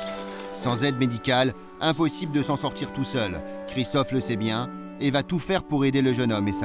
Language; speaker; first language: French; native; French